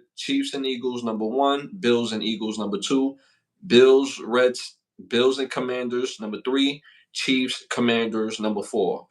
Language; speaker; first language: English; native; English